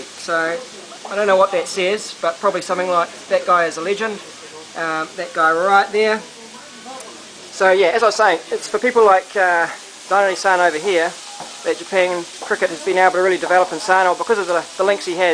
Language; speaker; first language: English; native; English